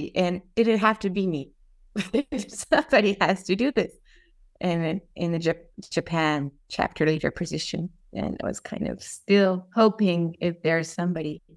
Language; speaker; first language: English; non-native, fluent; Japanese